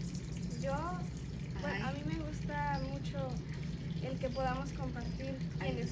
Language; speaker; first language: Spanish; early bilingual, heritage; Spanish